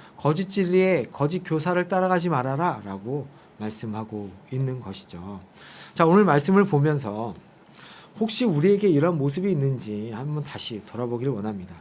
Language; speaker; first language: Korean; native; Korean